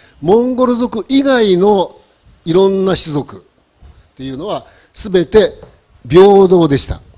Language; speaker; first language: Japanese; native; Japanese